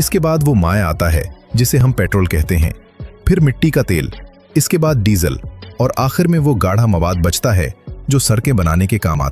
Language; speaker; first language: Urdu; native; Urdu